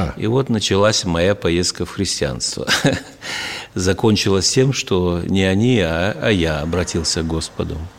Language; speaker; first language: Russian; native; Russian